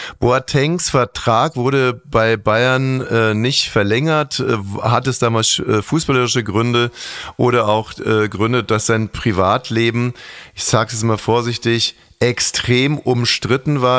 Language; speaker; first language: German; native; German